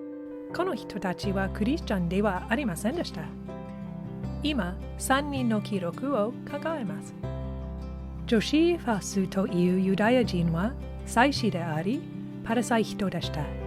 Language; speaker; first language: Japanese; non-native, learner; English